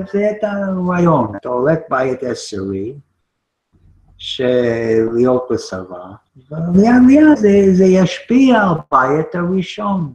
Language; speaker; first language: Hebrew; non-native, fluent; English